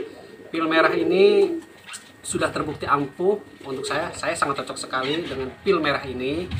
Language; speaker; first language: Indonesian; native; Indonesian